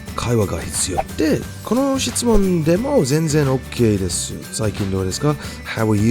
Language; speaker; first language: Japanese; non-native, fluent; English